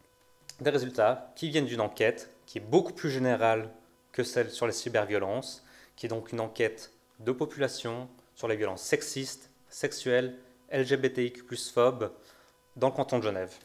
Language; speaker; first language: French; native; French